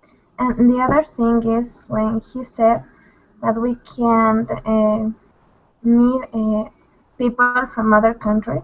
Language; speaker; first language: English; non-native, learner; Spanish